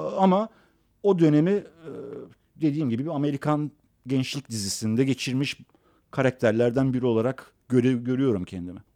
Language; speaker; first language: Turkish; early bilingual, other home language; Persian